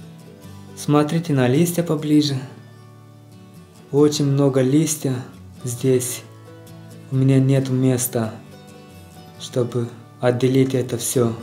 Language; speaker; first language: Russian; non-native, learner; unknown